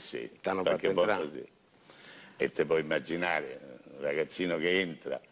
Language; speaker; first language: Italian; native; Italian